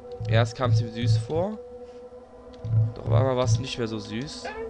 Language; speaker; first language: German; native; German